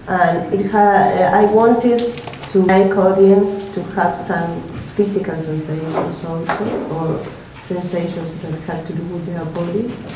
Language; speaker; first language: English; non-native, learner; Spanish